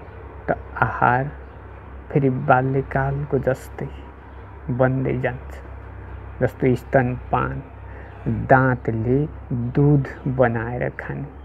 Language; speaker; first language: Nepali; native; Nepali